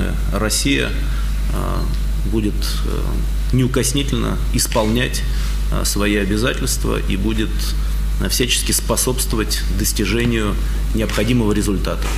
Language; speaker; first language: Russian; native; Russian